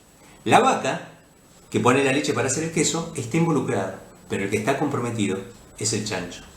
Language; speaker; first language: Spanish; native; Spanish